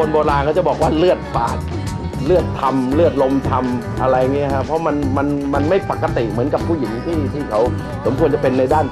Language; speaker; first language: Thai; native; Thai